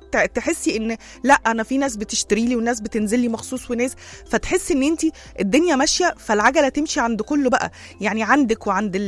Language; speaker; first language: Arabic; native; Arabic